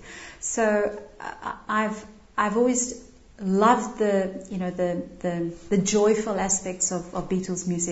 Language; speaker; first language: English; native; English